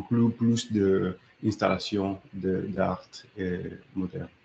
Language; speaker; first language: French; non-native, learner; English